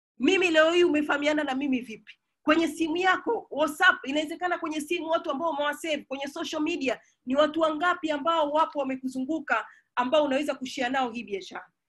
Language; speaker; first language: Swahili; native; Swahili